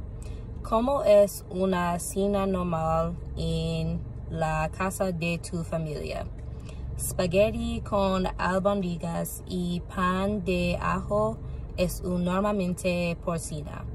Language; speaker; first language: Spanish; non-native, learner; English